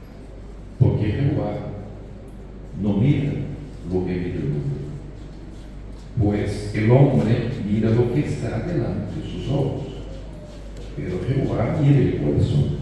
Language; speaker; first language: Spanish; non-native, fluent; Portuguese